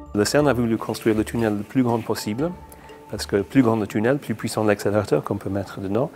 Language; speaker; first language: French; non-native, fluent; English